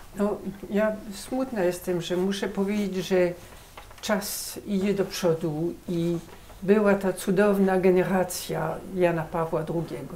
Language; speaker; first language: Polish; early bilingual, heritage; Polish